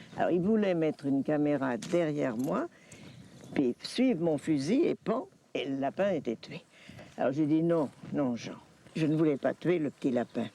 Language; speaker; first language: French; early bilingual, other home language; Polish